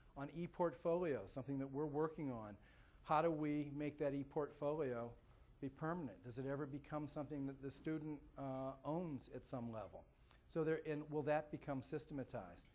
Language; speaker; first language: English; native; English